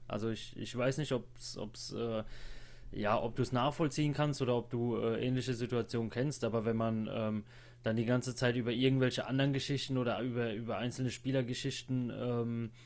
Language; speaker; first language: German; native; German